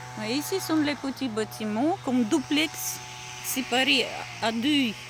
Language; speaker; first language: French; non-native, learner; Russian